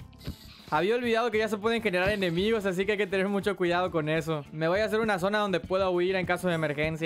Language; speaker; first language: Spanish; native; Spanish